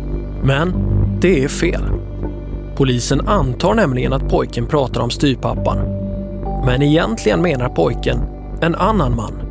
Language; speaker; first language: Swedish; native; Swedish